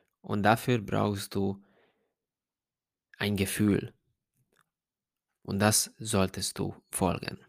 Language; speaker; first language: German; non-native, fluent; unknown